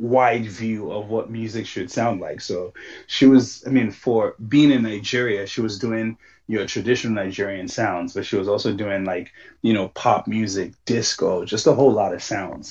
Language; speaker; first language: English; non-native, local second language; Yoruba